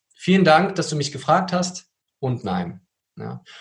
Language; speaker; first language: German; native; German